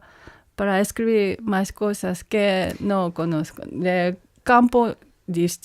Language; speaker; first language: Spanish; non-native, learner; Japanese